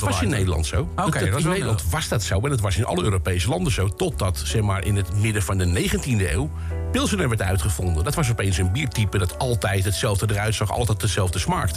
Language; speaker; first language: Dutch; native; Dutch